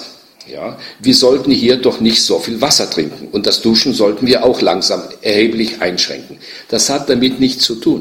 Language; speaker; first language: German; native; German